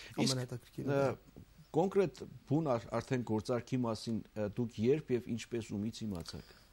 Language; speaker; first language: Armenian; native; Armenian